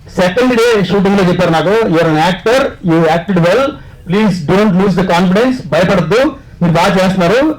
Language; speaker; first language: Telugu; native; Telugu